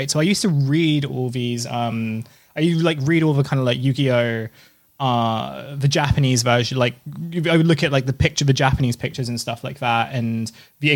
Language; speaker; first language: English; native; English